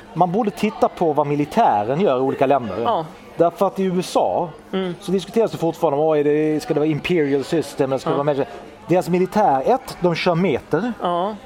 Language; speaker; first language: Swedish; early bilingual, other home language; Italian